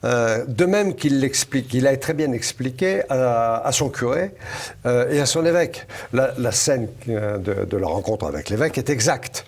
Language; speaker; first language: French; native; French